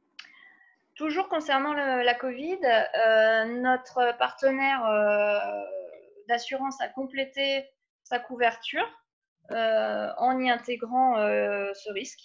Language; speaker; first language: French; native; French